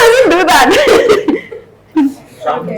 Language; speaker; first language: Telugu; non-native, local second language; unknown